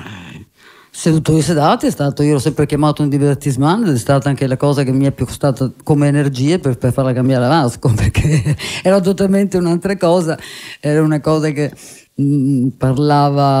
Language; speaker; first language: Italian; native; Italian